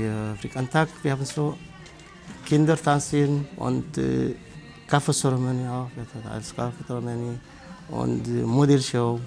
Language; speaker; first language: German; non-native, learner; Tigrinya